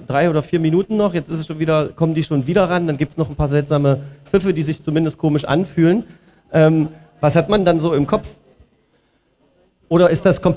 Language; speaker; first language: German; native; German